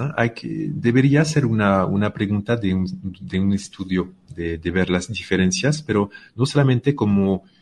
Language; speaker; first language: Spanish; non-native, fluent; French